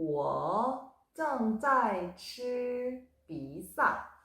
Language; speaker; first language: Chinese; non-native, fluent; Korean